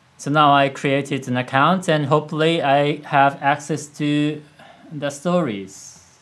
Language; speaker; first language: English; non-native, fluent; Japanese